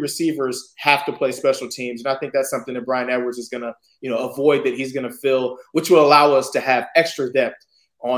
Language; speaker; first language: English; native; English